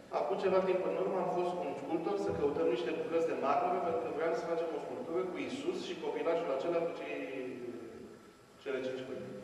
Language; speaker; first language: Romanian; native; Romanian